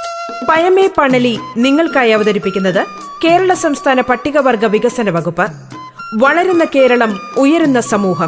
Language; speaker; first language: Malayalam; native; Malayalam